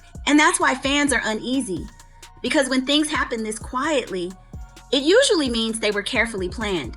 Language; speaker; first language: English; native; English